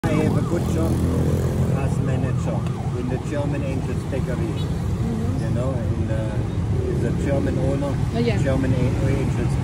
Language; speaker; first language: English; non-native, learner; German